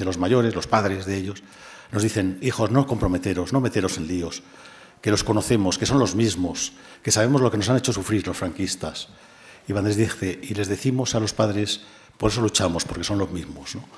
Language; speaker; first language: Spanish; native; Spanish